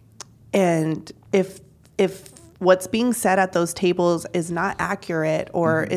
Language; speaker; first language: English; native; English